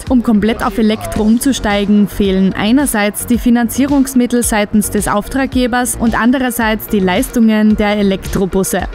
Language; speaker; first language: German; native; German